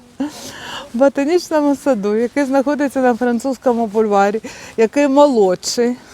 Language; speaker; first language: Ukrainian; native; Ukrainian